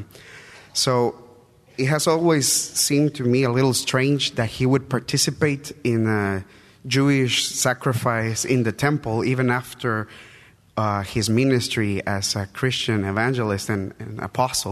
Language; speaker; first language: English; non-native, fluent; Spanish